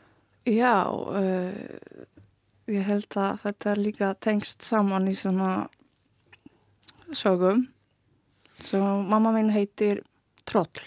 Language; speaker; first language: Icelandic; non-native, learner; Polish